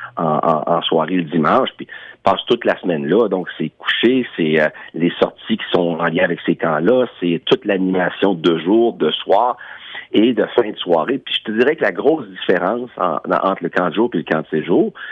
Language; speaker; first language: French; non-native, local second language; English